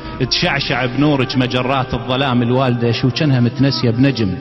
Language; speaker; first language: Arabic; native; Arabic